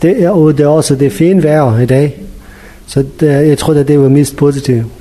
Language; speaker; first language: Danish; non-native, learner; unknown